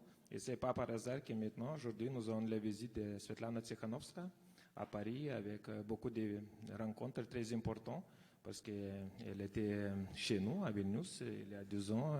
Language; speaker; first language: French; non-native, fluent; Lithuanian